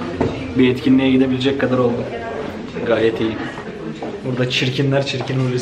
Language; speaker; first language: Turkish; native; Turkish